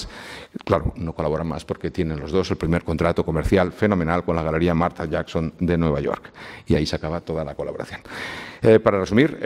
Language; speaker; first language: Spanish; native; Spanish